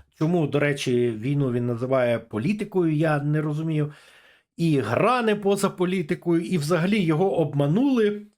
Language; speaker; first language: Ukrainian; native; Ukrainian